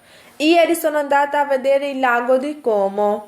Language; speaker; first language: Italian; non-native, fluent; Urdu